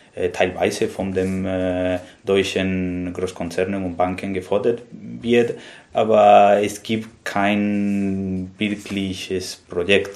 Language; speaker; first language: German; non-native, fluent; Spanish